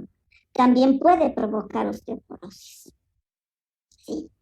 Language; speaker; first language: Spanish; native; Spanish